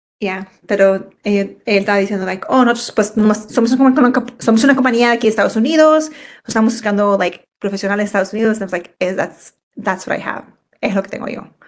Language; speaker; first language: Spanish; early bilingual, heritage; Spanish